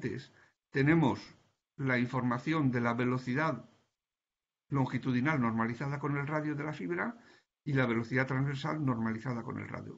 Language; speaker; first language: Spanish; native; Spanish